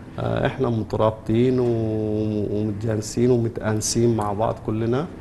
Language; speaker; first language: Egyptian Arabic; non-native, local second language; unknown